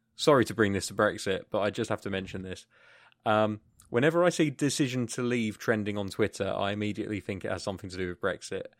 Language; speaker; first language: English; native; English